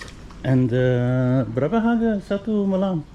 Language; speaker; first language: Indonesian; non-native, learner; English